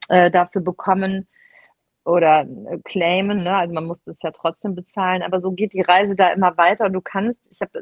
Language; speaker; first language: German; native; German